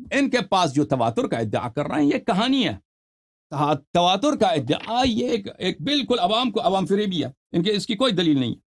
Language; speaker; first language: Urdu; non-native, fluent; Persian